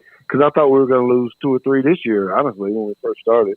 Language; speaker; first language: English; native; English